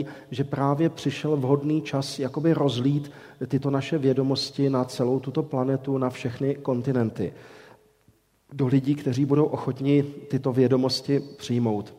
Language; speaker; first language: Czech; native; Czech